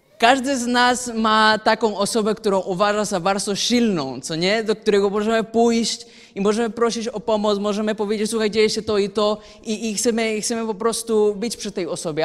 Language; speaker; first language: Polish; non-native, fluent; Spanish